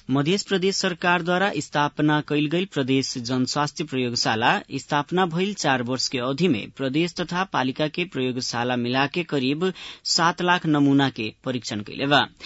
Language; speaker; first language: Bhojpuri; native; Bhojpuri